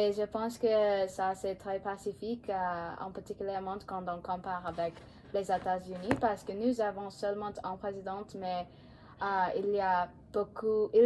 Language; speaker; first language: French; non-native, learner; English